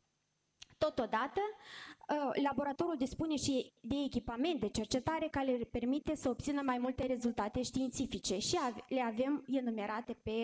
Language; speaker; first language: Romanian; native; Romanian